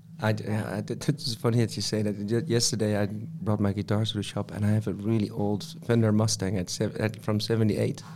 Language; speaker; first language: English; non-native, fluent; Dutch